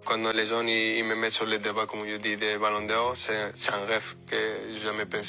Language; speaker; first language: French; non-native, fluent; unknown